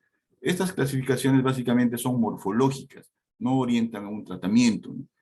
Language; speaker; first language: Spanish; native; Spanish